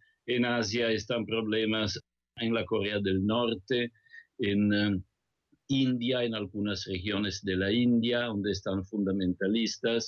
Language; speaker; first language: Spanish; non-native, fluent; Italian